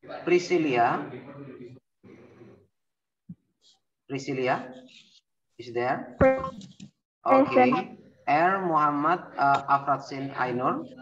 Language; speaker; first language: English; non-native, learner; Indonesian